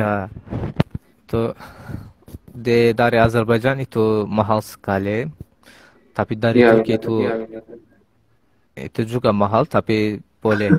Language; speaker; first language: Indonesian; non-native, learner; Azerbaijani